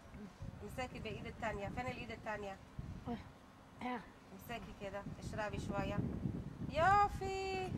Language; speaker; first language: Arabic; native; Arabic